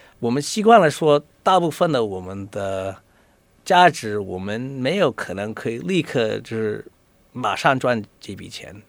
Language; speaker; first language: Chinese; non-native, fluent; English